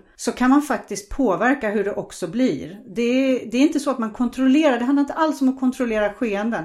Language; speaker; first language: Swedish; non-native, fluent; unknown